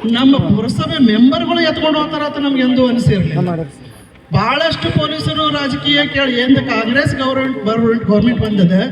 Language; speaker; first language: Kannada; native; Kannada